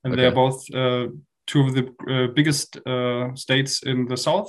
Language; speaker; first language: English; non-native, fluent; German